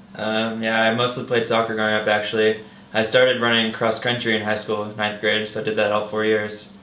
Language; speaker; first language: English; native; English